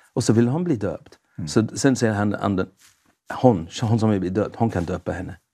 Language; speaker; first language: Swedish; non-native, fluent; English